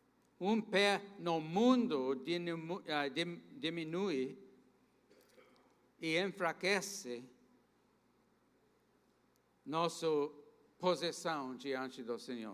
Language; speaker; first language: Portuguese; non-native, fluent; English